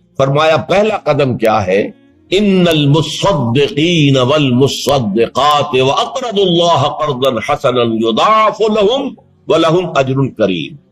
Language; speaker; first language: Urdu; native; Urdu